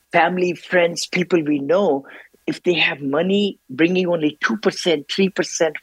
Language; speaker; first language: English; non-native, local second language; Hindi